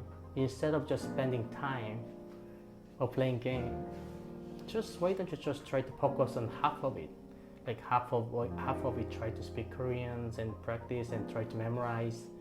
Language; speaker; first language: English; non-native, fluent; Korean